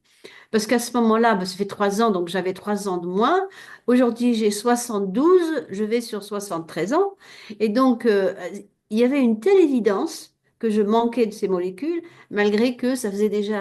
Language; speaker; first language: French; native; French